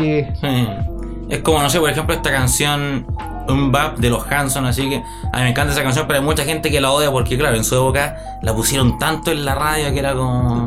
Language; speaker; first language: Spanish; native; Spanish